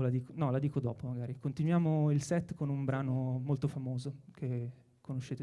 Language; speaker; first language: Italian; native; Italian